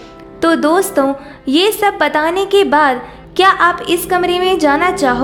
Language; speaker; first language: Hindi; native; Hindi